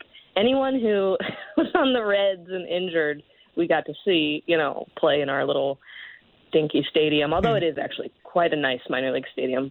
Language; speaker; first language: English; native; English